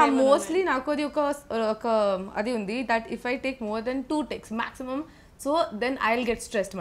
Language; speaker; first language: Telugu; non-native, learner; Malayalam